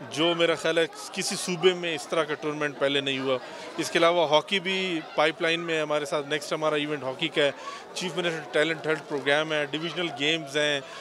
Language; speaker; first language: Urdu; non-native, local second language; Baluchi